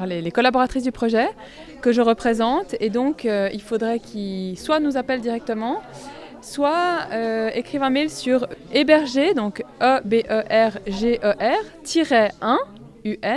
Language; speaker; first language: French; native; French